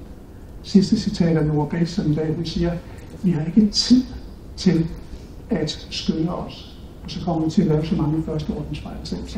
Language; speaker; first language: Danish; native; Danish